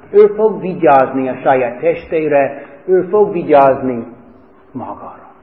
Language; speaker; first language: Hungarian; non-native, fluent; English